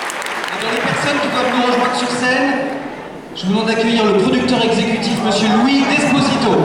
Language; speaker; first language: French; native; French